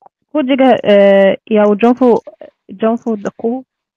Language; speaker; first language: Chinese; non-native, learner; Arabic